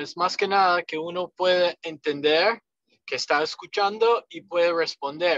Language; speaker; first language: Spanish; non-native, fluent; English